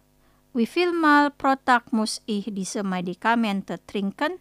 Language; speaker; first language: German; non-native, fluent; Indonesian